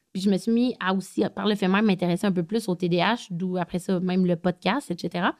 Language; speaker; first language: French; native; French